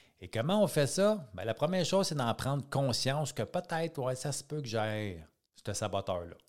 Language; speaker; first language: French; native; French